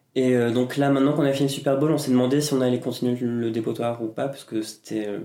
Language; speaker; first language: French; native; French